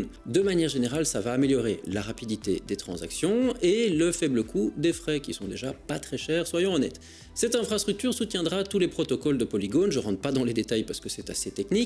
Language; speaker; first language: French; native; French